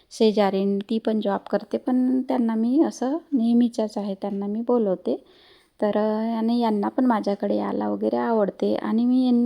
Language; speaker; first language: Marathi; non-native, local second language; Hindi